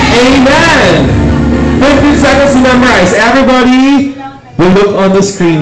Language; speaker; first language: English; non-native, local second language; Filipino